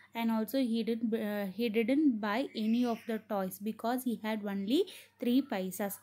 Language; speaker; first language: English; non-native, local second language; Tamil